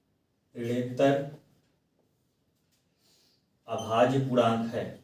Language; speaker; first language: Hindi; native; Hindi